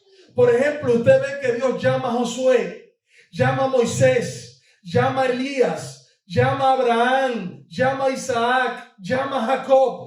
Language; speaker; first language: Spanish; native; Spanish